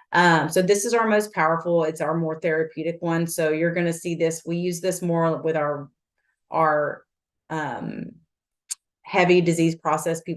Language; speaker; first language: English; native; English